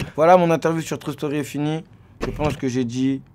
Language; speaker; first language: French; native; French